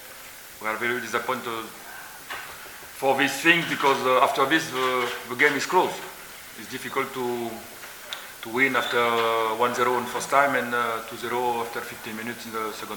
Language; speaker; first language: English; non-native, learner; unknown